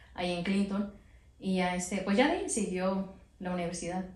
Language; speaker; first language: Spanish; early bilingual, heritage; Spanish